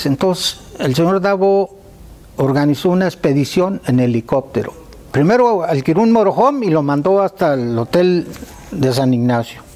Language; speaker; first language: Spanish; native; Spanish